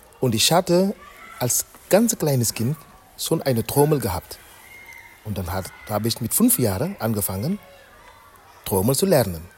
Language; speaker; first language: German; non-native, fluent; Wolof